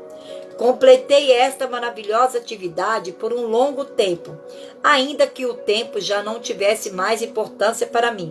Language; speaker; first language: Portuguese; native; Portuguese